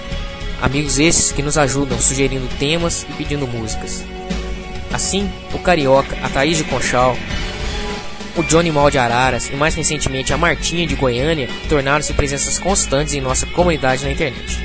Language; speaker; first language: Portuguese; native; Portuguese